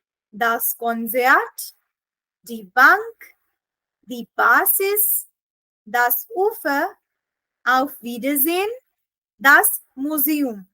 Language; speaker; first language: German; non-native, fluent; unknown